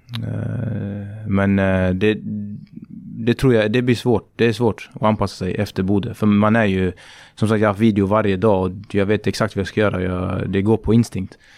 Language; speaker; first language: Swedish; native; Swedish